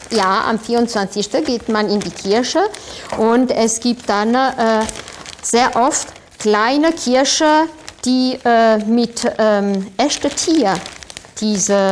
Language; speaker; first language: German; non-native, fluent; French